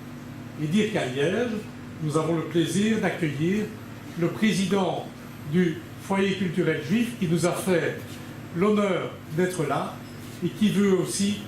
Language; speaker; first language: French; native; French